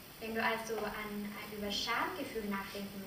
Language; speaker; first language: German; native; German